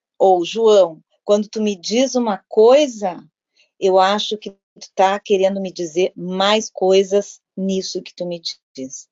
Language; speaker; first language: Portuguese; native; Portuguese